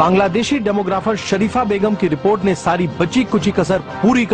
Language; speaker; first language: Hindi; native; Hindi